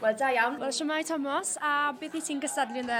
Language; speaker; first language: Welsh; native; Welsh